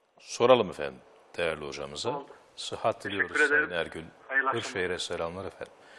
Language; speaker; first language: Turkish; native; Turkish